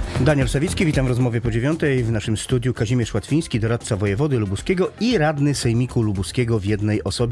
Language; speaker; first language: Polish; native; Polish